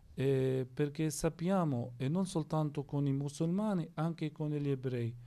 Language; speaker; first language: Italian; non-native, fluent; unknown